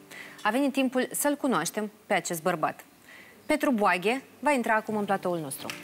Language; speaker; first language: Romanian; native; Romanian